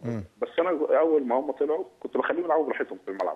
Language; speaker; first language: Arabic; native; Arabic